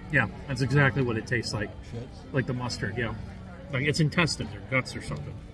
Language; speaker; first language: English; native; English